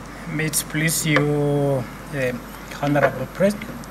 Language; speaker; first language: English; non-native, local second language; Swahili